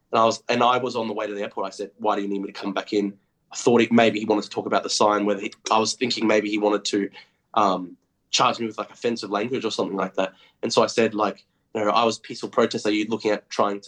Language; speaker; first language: English; native; English